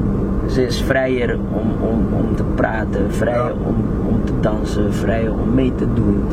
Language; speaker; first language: Dutch; non-native, local second language; Papiamento